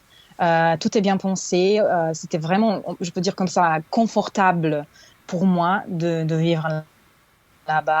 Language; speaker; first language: French; non-native, fluent; Serbian